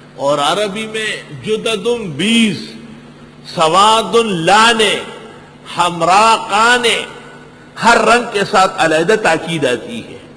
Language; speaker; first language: Urdu; non-native, local second language; Pashto